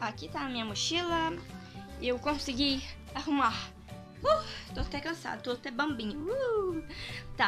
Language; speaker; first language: Portuguese; early bilingual, heritage; Portuguese